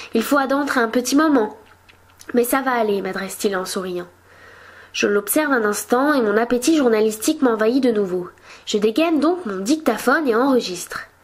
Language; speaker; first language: French; native; French